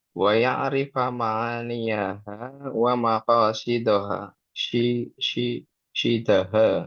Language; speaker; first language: Arabic; non-native, learner; Indonesian